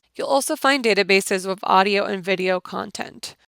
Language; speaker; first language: English; native; English